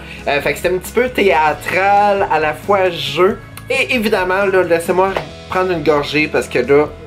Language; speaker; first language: French; native; French